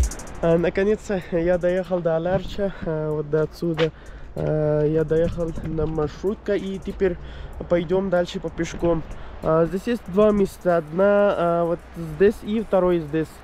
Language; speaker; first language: Russian; non-native, learner; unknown